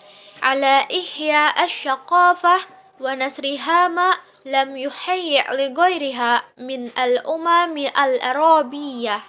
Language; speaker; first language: Arabic; non-native, learner; Indonesian